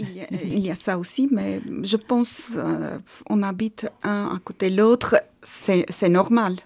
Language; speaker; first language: French; non-native, learner; Armenian